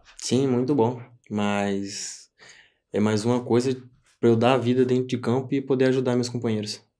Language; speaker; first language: Portuguese; native; Portuguese